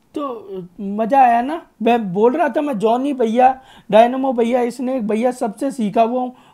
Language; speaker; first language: Hindi; native; Hindi